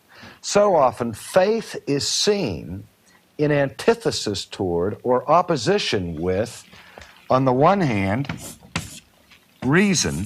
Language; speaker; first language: English; native; English